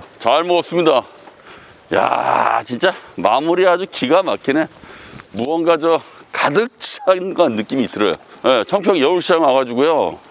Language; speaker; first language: Korean; native; Korean